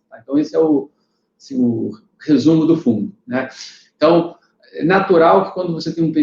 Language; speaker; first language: Portuguese; native; Portuguese